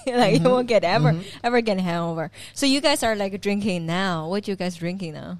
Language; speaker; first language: English; non-native, fluent; Chinese